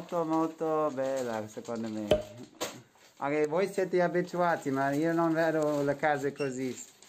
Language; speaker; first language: Italian; non-native, learner; English